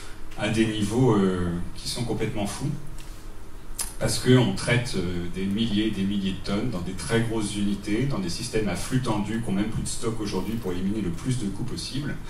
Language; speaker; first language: French; native; French